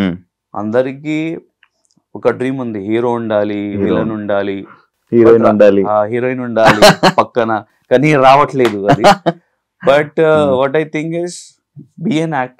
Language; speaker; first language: Telugu; non-native, local second language; Hindi